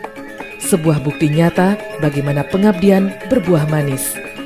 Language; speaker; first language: Indonesian; native; Indonesian